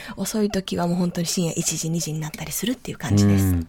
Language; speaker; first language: Japanese; native; Japanese